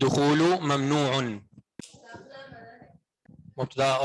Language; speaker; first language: Arabic; non-native, fluent; Urdu